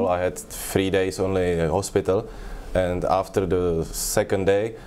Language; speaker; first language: English; non-native, learner; Czech